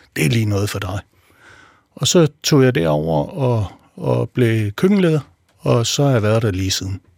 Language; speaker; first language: Danish; native; Danish